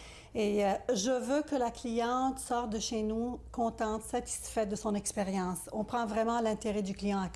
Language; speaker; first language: French; native; French